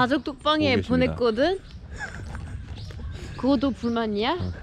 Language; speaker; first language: Korean; non-native, fluent; French